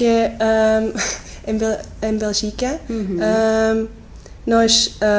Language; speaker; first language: Portuguese; non-native, learner; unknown